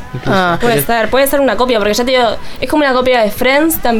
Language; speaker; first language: Spanish; native; Spanish